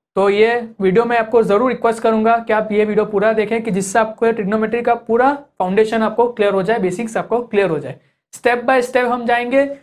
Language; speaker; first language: Hindi; native; Hindi